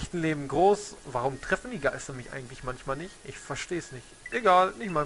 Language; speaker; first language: German; native; German